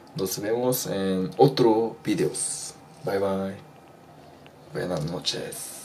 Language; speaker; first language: Spanish; non-native, learner; Korean